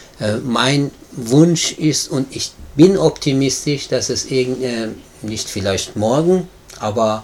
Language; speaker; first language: German; non-native, fluent; Persian